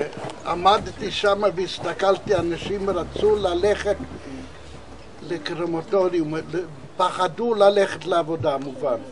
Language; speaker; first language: Hebrew; non-native, fluent; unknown